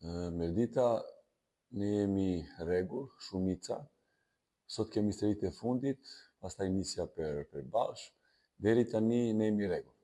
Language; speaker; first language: Albanian; non-native, fluent; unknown